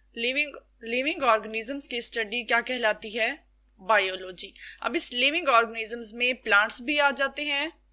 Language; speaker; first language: Urdu; native; Urdu